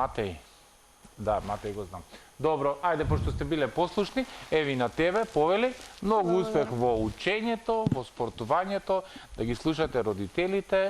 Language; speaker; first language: Macedonian; native; Macedonian